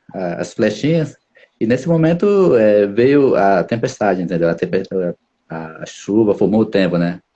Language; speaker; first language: Portuguese; non-native, local second language; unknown